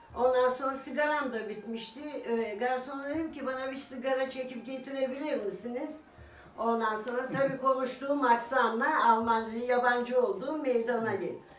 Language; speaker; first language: Turkish; native; Turkish